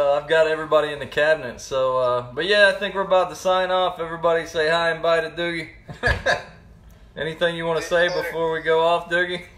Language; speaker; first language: English; native; English